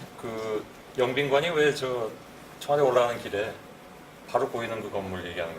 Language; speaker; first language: Korean; native; Korean